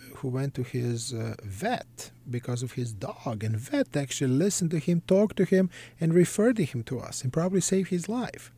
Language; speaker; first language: English; non-native, fluent; Serbian